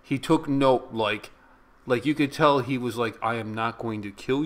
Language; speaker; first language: English; native; English